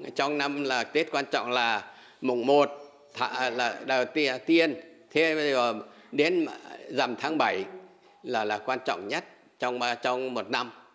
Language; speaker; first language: Vietnamese; non-native, local second language; Tày